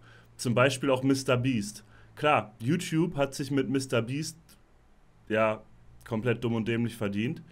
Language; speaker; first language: German; native; German